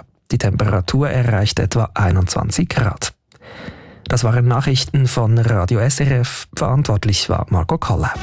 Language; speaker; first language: German; native; German